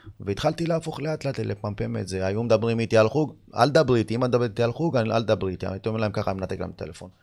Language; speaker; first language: Hebrew; early bilingual, other home language; Amharic